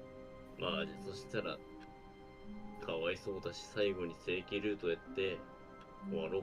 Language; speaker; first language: Japanese; native; Japanese